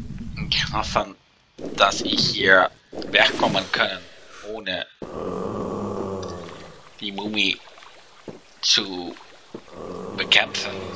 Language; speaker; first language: German; non-native, learner; Dutch